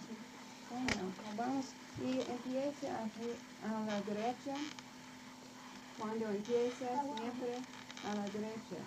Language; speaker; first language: Spanish; non-native, learner; English